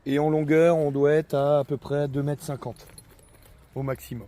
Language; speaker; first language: French; native; French